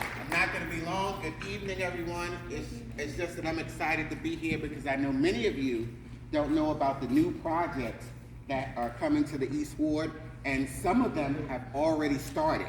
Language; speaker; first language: English; native; English